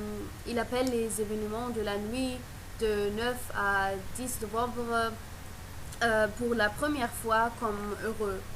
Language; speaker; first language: French; non-native, learner; German